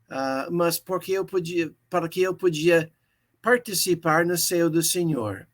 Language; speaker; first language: Portuguese; non-native, fluent; English